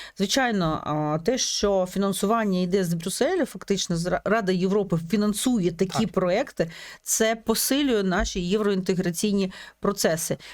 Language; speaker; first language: Ukrainian; native; Ukrainian